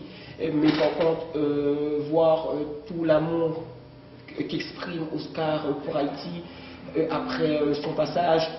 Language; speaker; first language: French; non-native, local second language; Haitian Creole